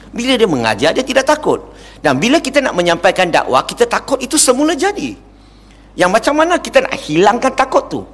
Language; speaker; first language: Malay; non-native, local second language; Chinese